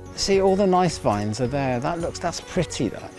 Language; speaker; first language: English; native; English